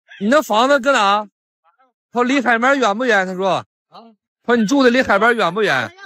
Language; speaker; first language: Chinese; native; Chinese